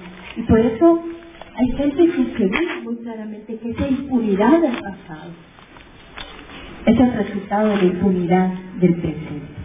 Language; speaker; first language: Spanish; native; Spanish